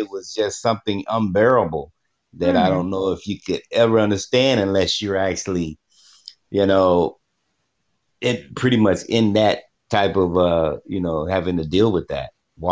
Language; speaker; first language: English; native; English